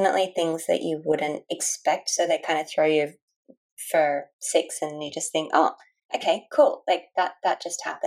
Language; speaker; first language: English; native; English